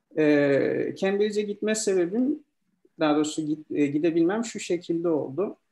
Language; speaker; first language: Turkish; native; Turkish